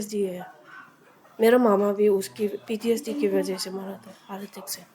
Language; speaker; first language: Hindi; non-native, local second language; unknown